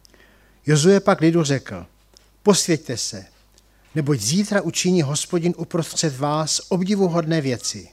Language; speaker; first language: Czech; native; Czech